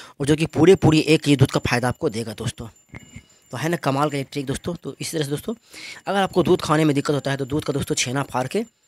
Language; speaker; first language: Hindi; native; Hindi